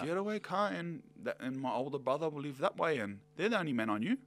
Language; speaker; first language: English; native; English